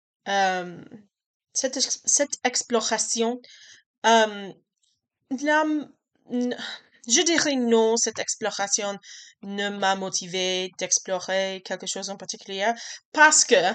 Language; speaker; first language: French; non-native, learner; English